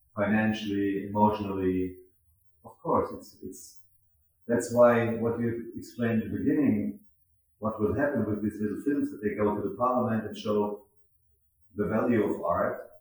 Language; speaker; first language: English; non-native, fluent; German